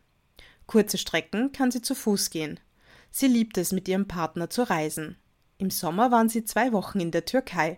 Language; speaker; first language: German; native; German